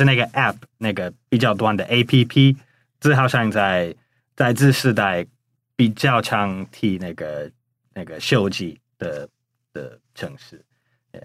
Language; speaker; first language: Chinese; non-native, fluent; English